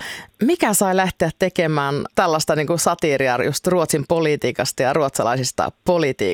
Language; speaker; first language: Finnish; native; Finnish